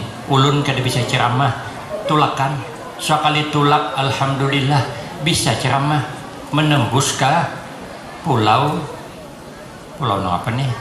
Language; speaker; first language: Indonesian; non-native, local second language; Banjar